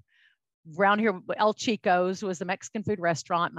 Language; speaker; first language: English; native; English